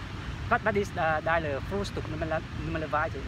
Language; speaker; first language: German; non-native, learner; Vietnamese